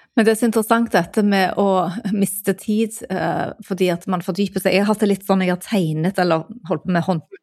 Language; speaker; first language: Norwegian; native; Norwegian